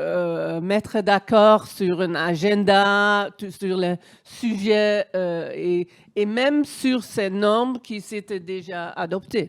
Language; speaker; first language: French; non-native, fluent; Dutch